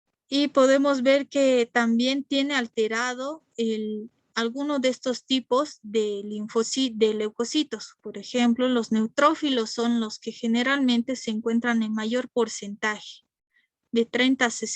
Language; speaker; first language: Spanish; native; Spanish